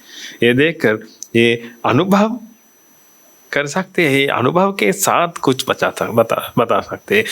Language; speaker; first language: Hindi; non-native, fluent; Sinhala